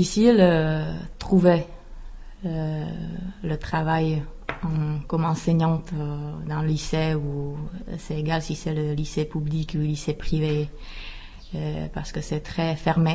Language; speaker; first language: French; non-native, fluent; Czech